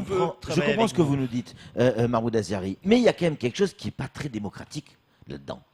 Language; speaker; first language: French; native; French